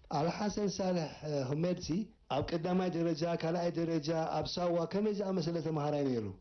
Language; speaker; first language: Tigrinya; native; Tigrinya